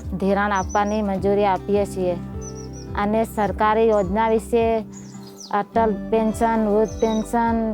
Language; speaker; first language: Gujarati; native; Gujarati